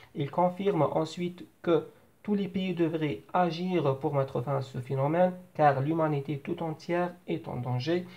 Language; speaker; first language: French; non-native, local second language; Arabic